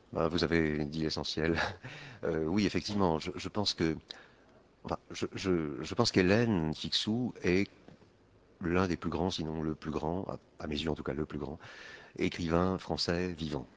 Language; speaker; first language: French; native; French